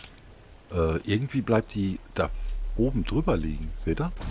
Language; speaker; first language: German; native; German